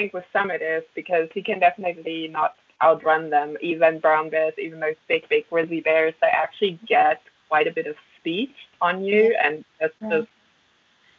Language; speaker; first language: English; non-native, fluent; German